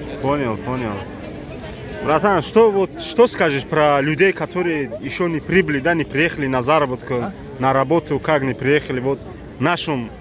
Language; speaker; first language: Russian; non-native, local second language; Tajik